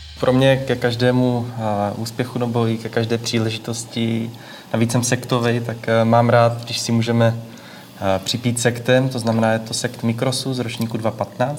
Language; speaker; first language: Czech; native; Czech